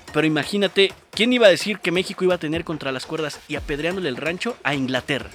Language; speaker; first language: Spanish; native; Spanish